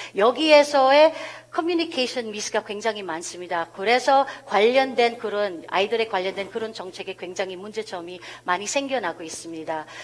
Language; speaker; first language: Korean; non-native, fluent; Filipino